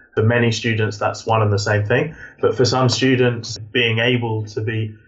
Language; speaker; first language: English; native; English